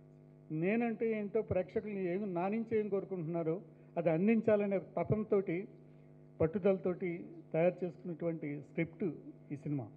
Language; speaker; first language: Telugu; native; Telugu